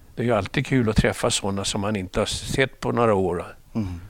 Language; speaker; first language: Swedish; native; Swedish